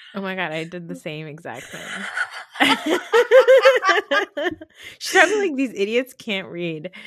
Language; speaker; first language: English; early bilingual, other home language; Hindi